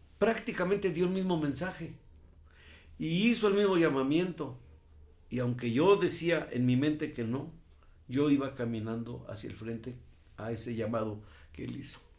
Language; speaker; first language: Spanish; native; Spanish